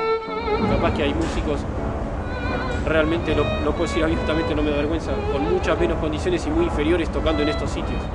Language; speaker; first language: Spanish; native; Spanish